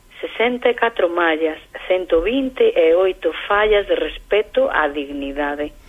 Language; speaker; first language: Galician; early bilingual, heritage; Galician